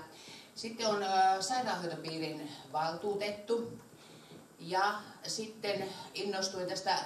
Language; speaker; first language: Finnish; native; Finnish